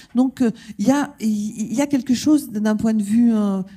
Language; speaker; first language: French; native; French